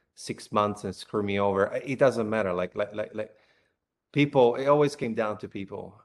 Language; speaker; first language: English; non-native, fluent; Italian